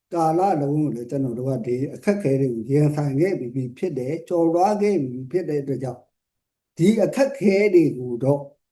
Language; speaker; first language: Burmese; non-native, local second language; S'gaw Karen